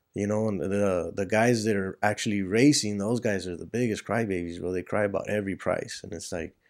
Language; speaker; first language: English; native; English